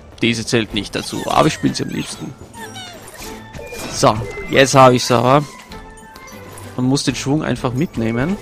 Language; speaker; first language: German; native; German